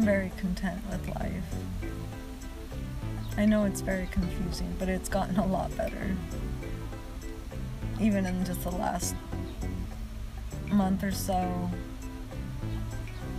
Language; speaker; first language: English; early bilingual, other home language; Spanish